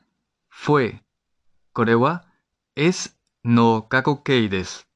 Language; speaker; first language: Japanese; non-native, fluent; Spanish